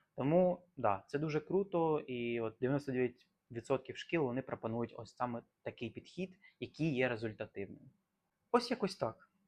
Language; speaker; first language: Ukrainian; native; Ukrainian